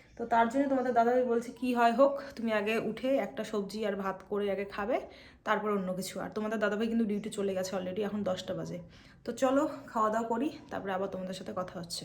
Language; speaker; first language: Bangla; native; Bangla